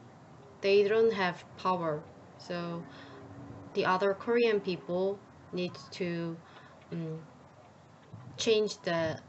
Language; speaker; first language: English; non-native, learner; Korean